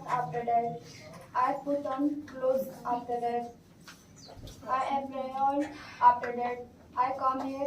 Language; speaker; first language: English; non-native, learner; Hindi